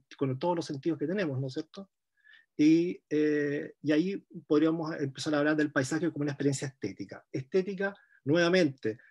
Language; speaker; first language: Spanish; native; Spanish